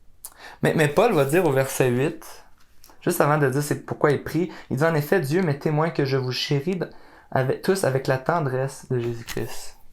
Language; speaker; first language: French; native; French